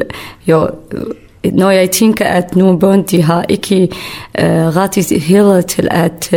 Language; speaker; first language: Danish; non-native, learner; Kurdish